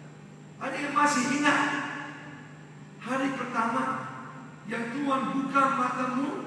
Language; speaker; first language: Indonesian; non-native, fluent; English